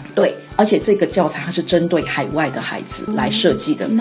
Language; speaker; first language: Chinese; non-native, local second language; Min Nan Chinese